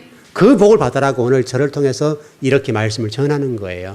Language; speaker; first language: Korean; native; Korean